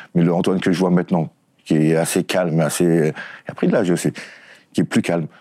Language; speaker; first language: French; native; French